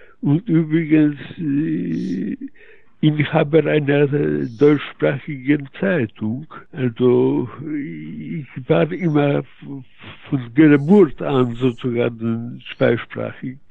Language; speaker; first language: German; early bilingual, heritage; Polish